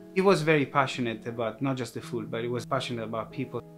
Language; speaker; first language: English; non-native, fluent; Italian